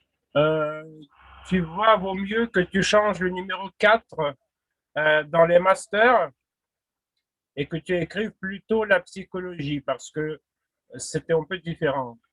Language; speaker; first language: French; non-native, fluent; Russian